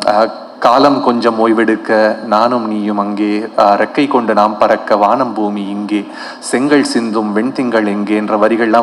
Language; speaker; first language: Tamil; native; Tamil